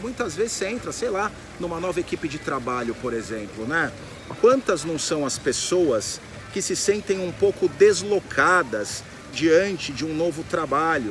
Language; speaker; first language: Portuguese; native; Portuguese